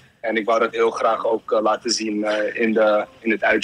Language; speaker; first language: Dutch; early bilingual, other home language; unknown